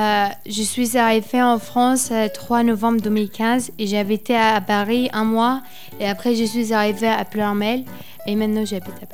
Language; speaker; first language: French; non-native, learner; Arabic